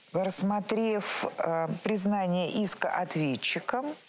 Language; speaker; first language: Russian; native; Russian